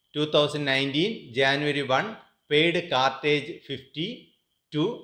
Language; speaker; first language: English; non-native, local second language; Malayalam